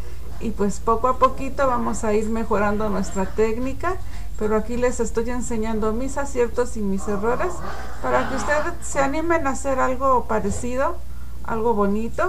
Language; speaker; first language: Spanish; native; Spanish